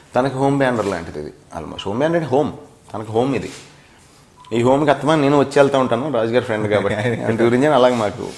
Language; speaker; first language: Telugu; native; Telugu